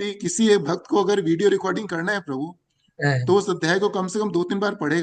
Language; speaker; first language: Hindi; native; Hindi